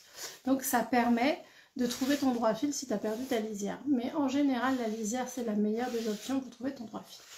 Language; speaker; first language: French; native; French